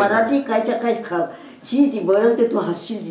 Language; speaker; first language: Hebrew; non-native, learner; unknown